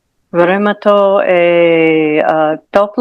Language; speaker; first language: Bulgarian; non-native, learner; English